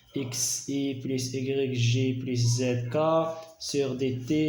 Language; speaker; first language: French; non-native, local second language; Arabic